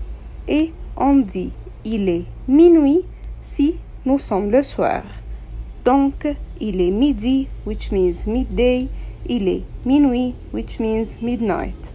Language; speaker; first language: French; non-native, fluent; Arabic